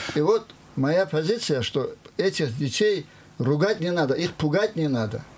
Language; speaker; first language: Russian; non-native, local second language; Avaric